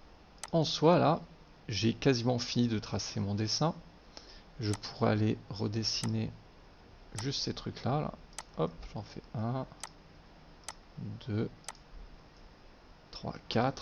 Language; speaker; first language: French; native; French